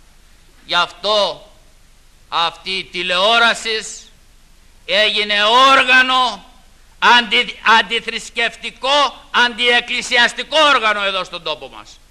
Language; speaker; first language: Greek; native; Greek